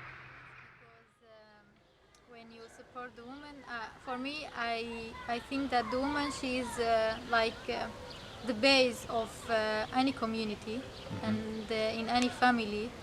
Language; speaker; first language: English; non-native, fluent; Arabic